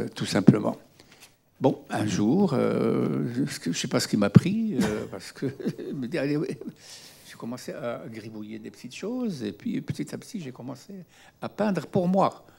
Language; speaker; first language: French; non-native, local second language; Arabic